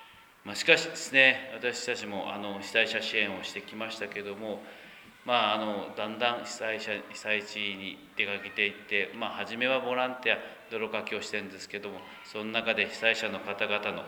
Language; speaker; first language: Japanese; native; Japanese